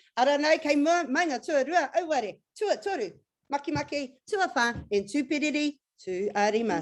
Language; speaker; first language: Māori; non-native, local second language; English